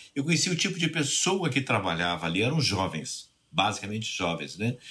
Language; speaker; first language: Portuguese; native; Portuguese